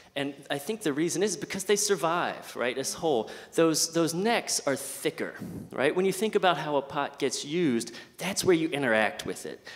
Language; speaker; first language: English; native; English